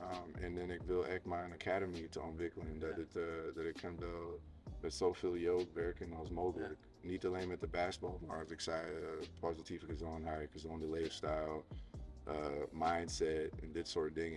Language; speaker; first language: Dutch; non-native, fluent; English